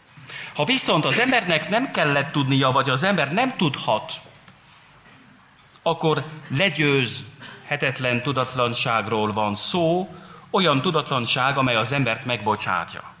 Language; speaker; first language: Hungarian; non-native, fluent; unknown